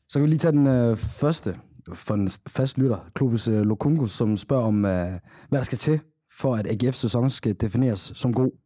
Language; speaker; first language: Danish; early bilingual, other home language; Somali